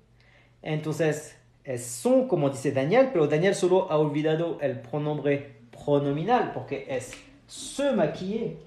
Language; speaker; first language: Spanish; non-native, fluent; French